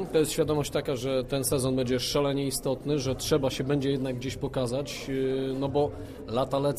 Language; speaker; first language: Polish; native; Polish